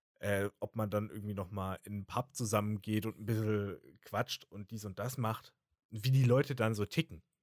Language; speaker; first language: German; native; German